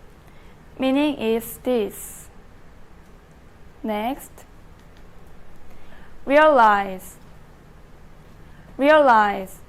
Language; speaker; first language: English; non-native, learner; Indonesian